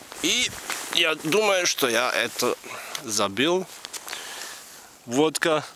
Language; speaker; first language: Russian; non-native, learner; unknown